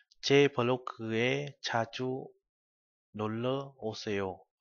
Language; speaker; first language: Korean; non-native, fluent; Vietnamese